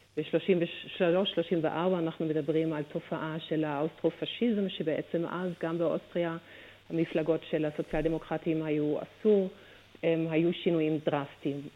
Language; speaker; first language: Hebrew; non-native, fluent; German